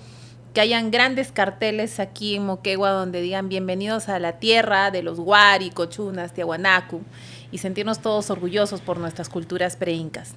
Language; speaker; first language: Spanish; native; Spanish